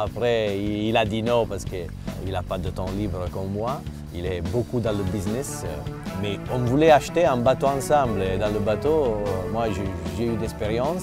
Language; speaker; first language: French; non-native, fluent; Italian